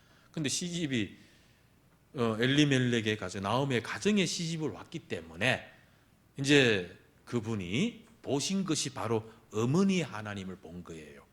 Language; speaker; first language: Korean; early bilingual, heritage; Korean